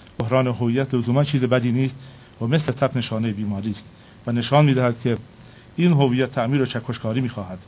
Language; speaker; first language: Persian; non-native, local second language; Kurdish